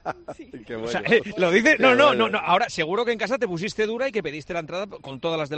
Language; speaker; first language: Spanish; native; Spanish